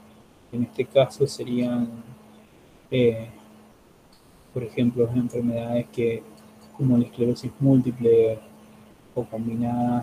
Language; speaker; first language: Spanish; native; Spanish